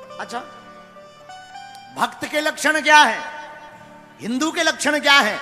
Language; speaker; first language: Hindi; native; Hindi